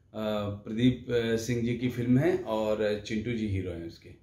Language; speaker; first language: Hindi; native; Hindi